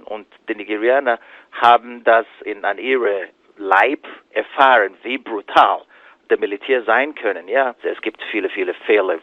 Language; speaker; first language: German; non-native, fluent; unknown